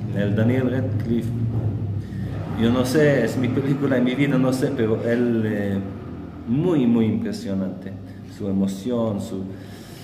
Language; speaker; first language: Spanish; non-native, learner; Hebrew